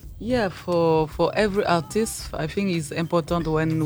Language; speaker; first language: English; non-native, learner; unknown